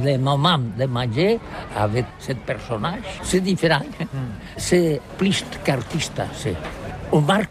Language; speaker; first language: French; non-native, learner; Catalan